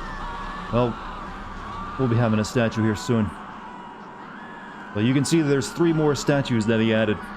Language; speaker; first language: English; native; English